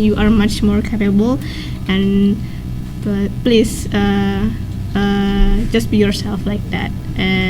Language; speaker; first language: English; non-native, learner; Indonesian